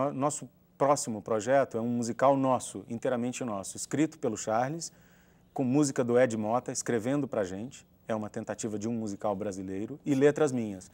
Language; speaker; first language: Portuguese; native; Portuguese